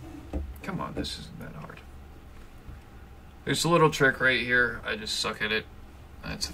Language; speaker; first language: English; native; English